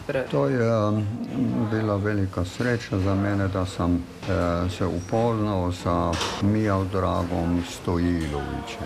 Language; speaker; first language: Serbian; non-native, fluent; German